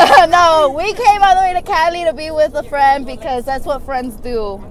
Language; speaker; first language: English; early bilingual, other home language; Spanish